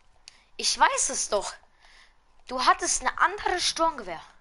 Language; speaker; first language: German; native; German